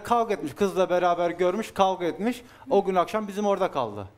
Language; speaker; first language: Turkish; native; Turkish